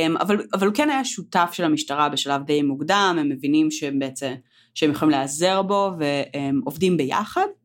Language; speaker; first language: Hebrew; native; Hebrew